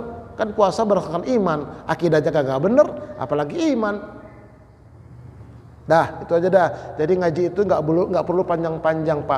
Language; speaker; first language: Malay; non-native, local second language; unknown